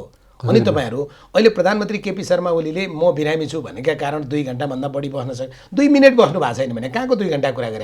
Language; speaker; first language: Nepali; native; Nepali